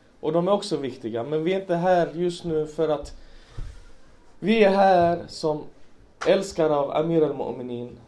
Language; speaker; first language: Swedish; early bilingual, other home language; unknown